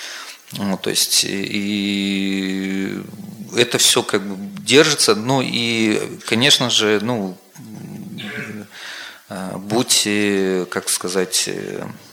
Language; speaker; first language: Russian; native; Russian